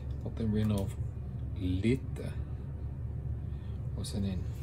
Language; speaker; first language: Swedish; non-native, fluent; English